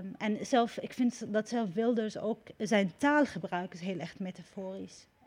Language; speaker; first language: Dutch; non-native, fluent; Arabic